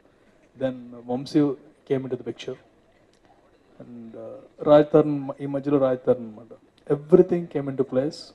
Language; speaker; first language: Telugu; native; Telugu